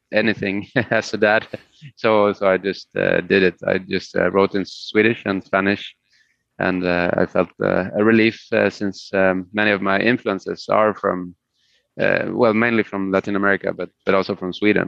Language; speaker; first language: English; non-native, fluent; Spanish